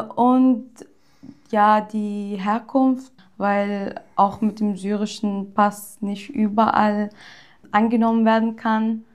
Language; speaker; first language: German; early bilingual, other home language; Arabic